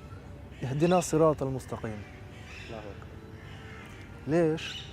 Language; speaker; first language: Arabic; non-native, fluent; French